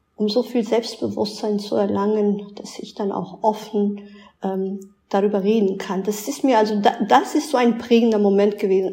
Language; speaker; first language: German; early bilingual, other home language; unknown